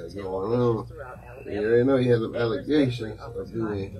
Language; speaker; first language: English; native; English